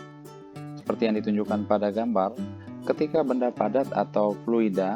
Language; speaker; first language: Indonesian; native; Indonesian